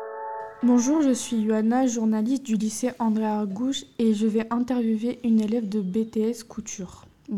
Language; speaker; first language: French; native; French